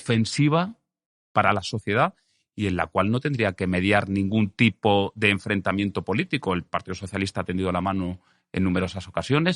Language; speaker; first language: Spanish; native; Spanish